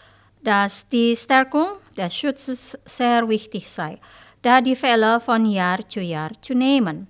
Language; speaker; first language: German; non-native, fluent; Indonesian